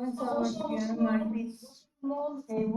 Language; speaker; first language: French; non-native, learner; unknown